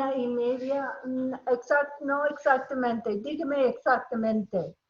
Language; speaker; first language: Spanish; non-native, learner; English